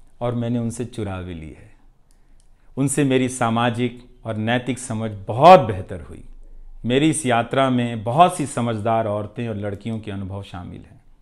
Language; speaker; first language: Hindi; non-native, local second language; Bhojpuri